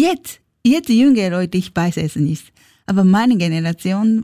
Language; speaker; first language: German; non-native, learner; Japanese